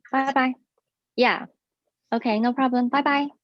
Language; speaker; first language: English; non-native, learner; Chinese